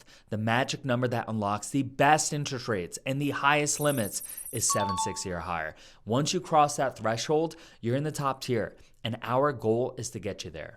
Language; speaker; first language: English; native; English